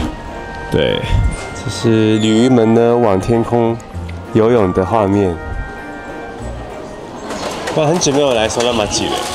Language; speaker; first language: Chinese; native; Chinese